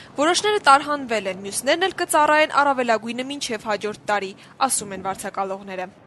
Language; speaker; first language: Armenian; native; Armenian